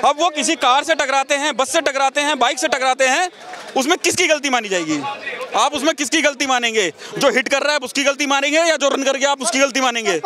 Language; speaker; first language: Hindi; native; Hindi